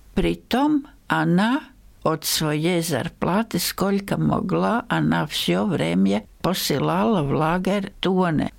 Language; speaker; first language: Russian; non-native, local second language; Latvian